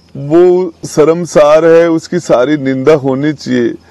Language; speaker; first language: Hindi; native; Hindi